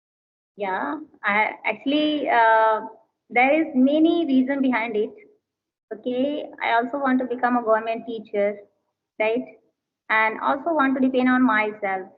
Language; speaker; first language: English; non-native, learner; Hindi